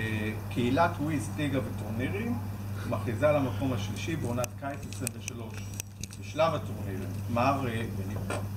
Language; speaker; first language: Hebrew; native; Hebrew